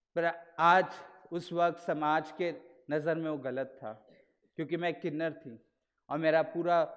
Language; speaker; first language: Hindi; non-native, local second language; Marathi